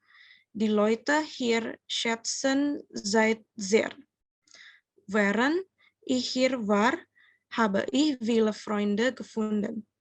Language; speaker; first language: German; non-native, learner; Indonesian